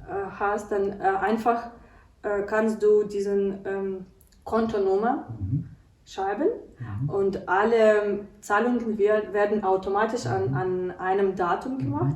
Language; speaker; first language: German; non-native, learner; Ukrainian